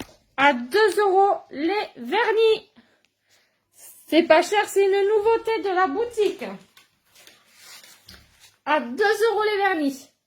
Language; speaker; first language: French; native; French